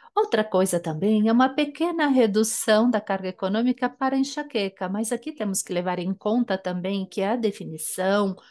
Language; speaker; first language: Portuguese; non-native, fluent; German